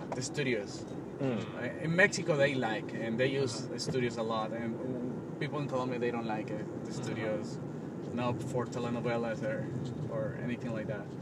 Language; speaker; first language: English; non-native, learner; Spanish